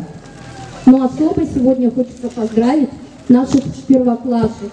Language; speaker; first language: Russian; non-native, local second language; Gagauz